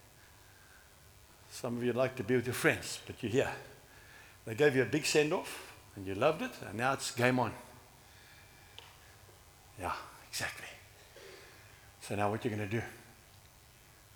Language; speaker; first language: English; native; English